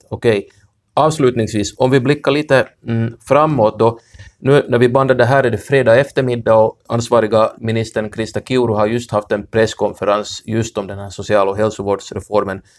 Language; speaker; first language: Swedish; native; Swedish